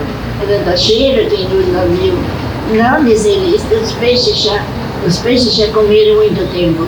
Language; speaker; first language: Portuguese; non-native, local second language; German